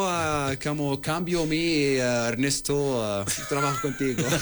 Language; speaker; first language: Spanish; non-native, learner; Arabic